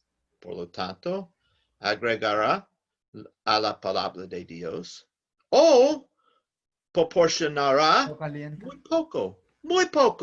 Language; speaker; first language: Spanish; non-native, learner; English